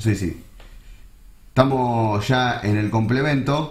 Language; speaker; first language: Spanish; native; Spanish